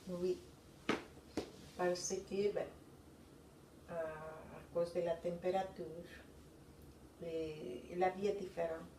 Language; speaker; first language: French; non-native, fluent; Spanish